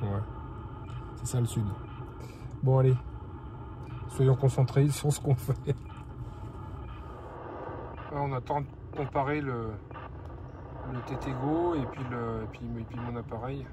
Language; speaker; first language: French; native; French